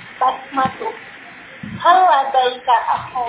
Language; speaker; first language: Arabic; non-native, learner; Indonesian